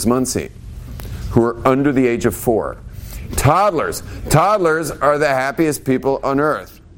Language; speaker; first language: English; native; English